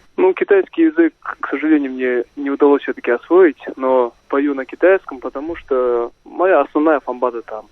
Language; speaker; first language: Russian; non-native, local second language; Kazakh